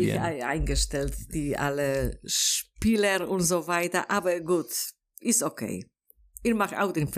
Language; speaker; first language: German; non-native, learner; Polish